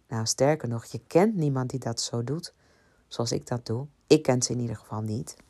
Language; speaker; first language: Dutch; native; Dutch